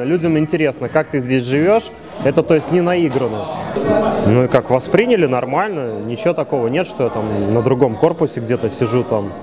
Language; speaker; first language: Russian; native; Russian